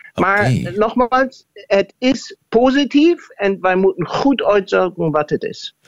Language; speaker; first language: Dutch; non-native, fluent; German